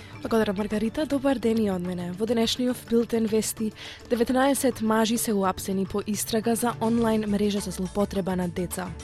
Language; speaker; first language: Macedonian; native; Macedonian